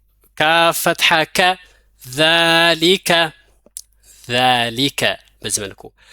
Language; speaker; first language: Arabic; non-native, fluent; Amharic